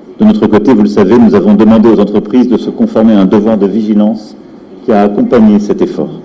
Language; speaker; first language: French; native; French